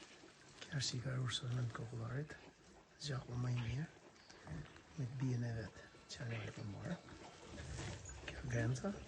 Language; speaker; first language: Albanian; native; Albanian